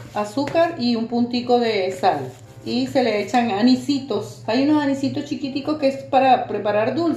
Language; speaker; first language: Spanish; native; Spanish